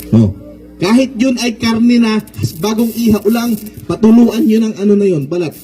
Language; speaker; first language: Filipino; non-native, local second language; Waray